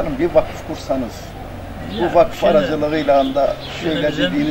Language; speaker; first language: Turkish; native; Turkish